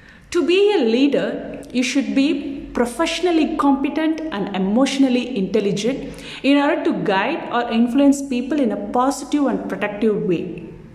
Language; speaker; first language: English; non-native, local second language; Tamil